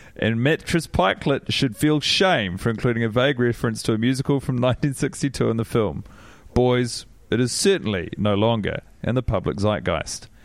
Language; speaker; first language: English; native; English